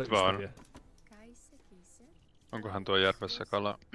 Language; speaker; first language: Finnish; native; Finnish